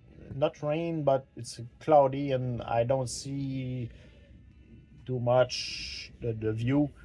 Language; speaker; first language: English; non-native, learner; French